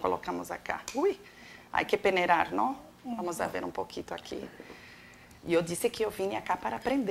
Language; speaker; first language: Spanish; non-native, learner; Portuguese